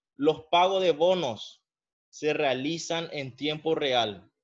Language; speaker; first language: Spanish; native; Spanish